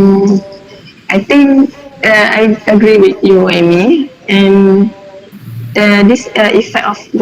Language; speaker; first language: English; non-native, learner; Malay